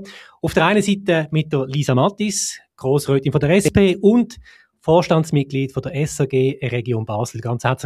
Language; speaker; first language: German; native; German